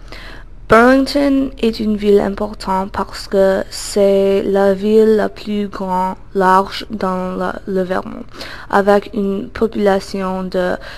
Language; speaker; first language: French; non-native, learner; English